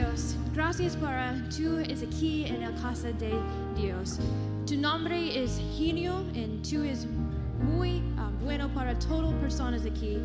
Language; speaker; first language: Spanish; non-native, learner; English